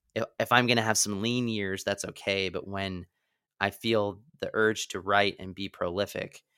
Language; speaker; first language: English; native; English